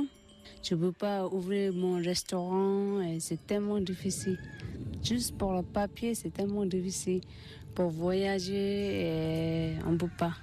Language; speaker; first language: French; non-native, learner; Tibetan